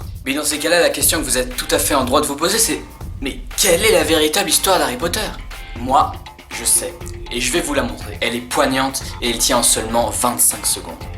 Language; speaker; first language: French; native; French